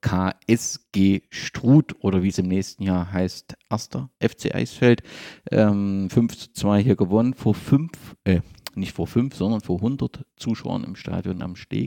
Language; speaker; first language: German; native; German